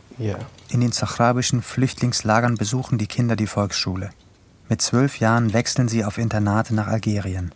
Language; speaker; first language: German; native; German